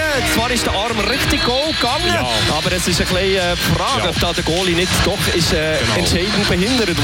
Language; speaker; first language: German; native; German